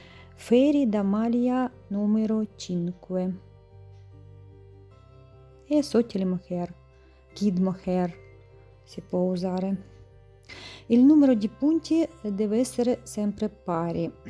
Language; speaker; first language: Italian; non-native, learner; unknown